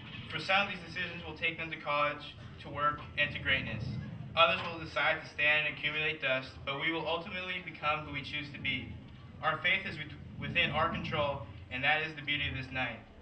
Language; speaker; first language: English; early bilingual, other home language; Portuguese